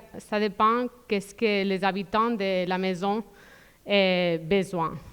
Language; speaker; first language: French; non-native, fluent; Spanish